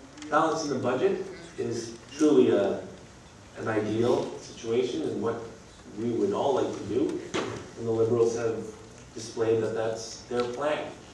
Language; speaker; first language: English; early bilingual, other home language; French